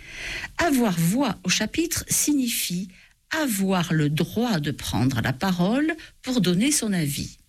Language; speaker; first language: French; native; French